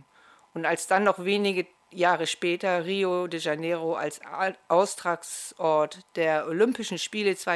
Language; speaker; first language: German; native; German